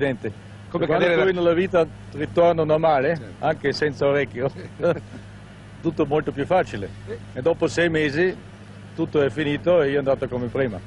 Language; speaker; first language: Italian; non-native, learner; German